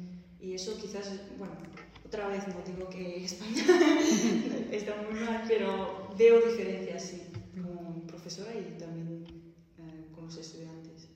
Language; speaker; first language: Spanish; non-native, fluent; Dutch